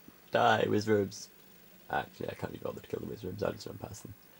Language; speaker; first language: English; native; English